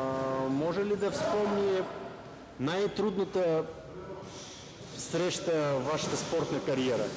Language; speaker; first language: Bulgarian; non-native, learner; Russian